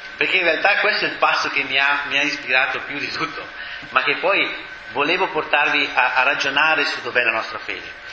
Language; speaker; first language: Italian; native; Italian